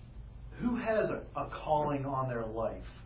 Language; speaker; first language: English; native; English